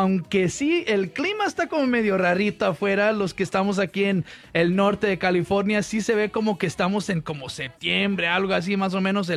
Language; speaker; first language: Spanish; early bilingual, heritage; Spanish